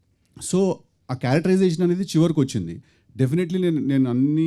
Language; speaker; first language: Telugu; native; Telugu